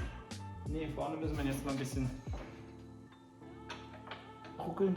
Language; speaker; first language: German; native; German